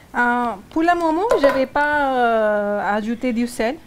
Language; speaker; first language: French; non-native, learner; Hindi